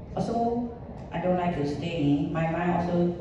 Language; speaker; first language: English; non-native, learner; Burmese